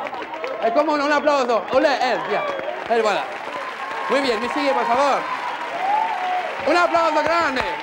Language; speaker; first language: Spanish; non-native, learner; French